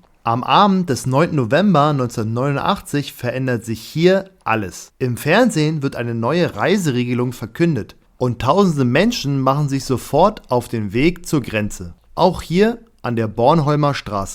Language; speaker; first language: German; native; German